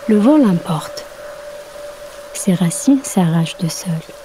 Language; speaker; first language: French; non-native, local second language; Arabic